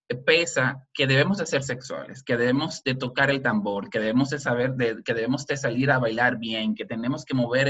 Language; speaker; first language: Spanish; native; Spanish